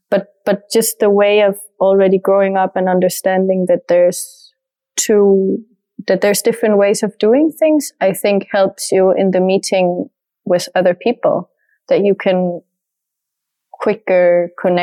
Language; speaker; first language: English; non-native, fluent; French